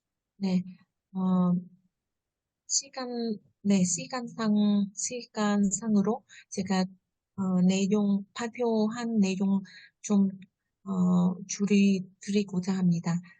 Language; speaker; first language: Korean; non-native, fluent; Vietnamese